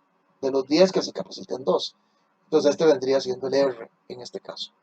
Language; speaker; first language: Spanish; native; Spanish